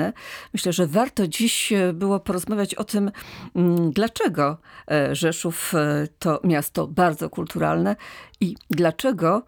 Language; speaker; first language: Polish; native; Polish